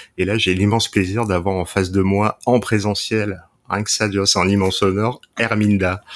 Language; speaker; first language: French; native; French